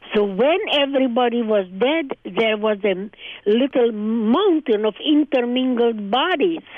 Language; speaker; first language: English; early bilingual, other home language; Hungarian